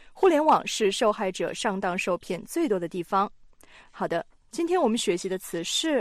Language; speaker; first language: Chinese; native; Chinese